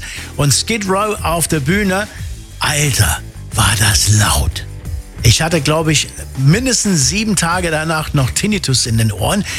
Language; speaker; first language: German; native; German